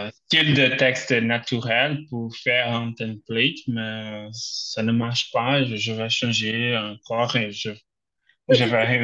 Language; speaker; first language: French; non-native, learner; Portuguese